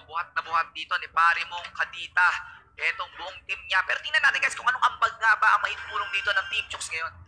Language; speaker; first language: Filipino; native; Filipino